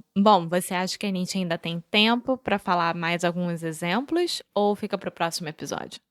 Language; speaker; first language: Portuguese; native; Portuguese